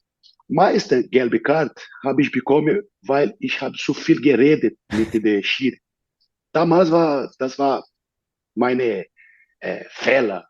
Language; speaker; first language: German; non-native, fluent; Portuguese